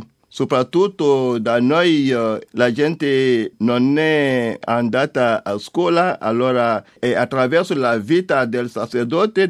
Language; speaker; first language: Italian; non-native, learner; French